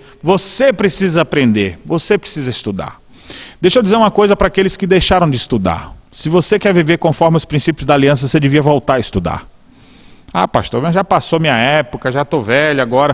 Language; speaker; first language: Portuguese; native; Portuguese